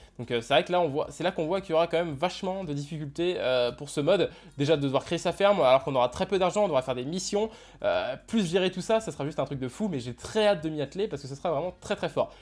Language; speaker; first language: French; native; French